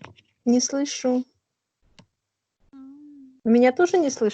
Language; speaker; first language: Russian; native; Russian